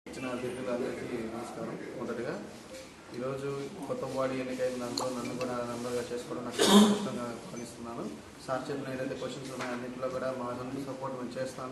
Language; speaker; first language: Telugu; native; Telugu